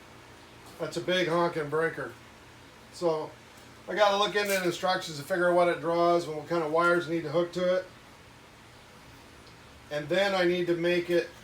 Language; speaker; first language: English; native; English